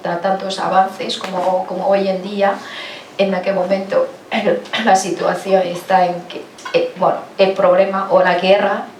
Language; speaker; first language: Spanish; non-native, fluent; Chinese